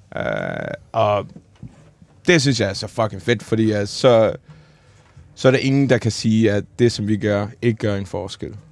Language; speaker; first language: Danish; non-native, local second language; Faroese